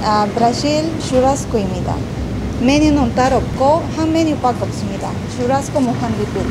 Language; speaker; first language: Korean; non-native, fluent; Spanish